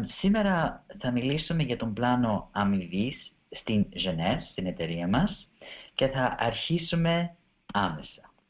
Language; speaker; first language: Greek; early bilingual, heritage; Greek